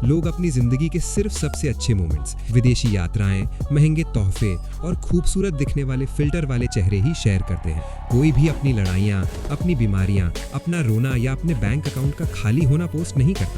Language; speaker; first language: Hindi; native; Hindi